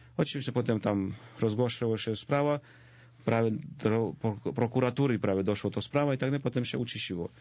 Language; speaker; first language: Polish; non-native, fluent; Georgian